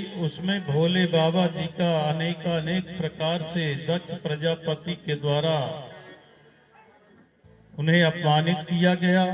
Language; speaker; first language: Hindi; native; Hindi